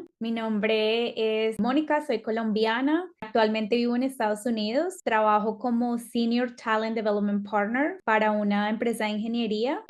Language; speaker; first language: Spanish; native; Spanish